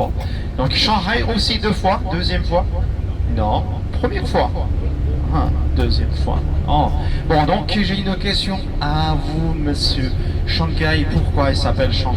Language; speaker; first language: French; non-native, fluent; Chinese